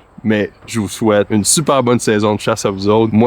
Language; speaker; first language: French; native; French